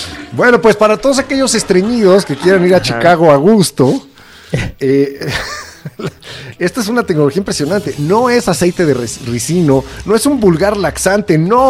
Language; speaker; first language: Spanish; native; Spanish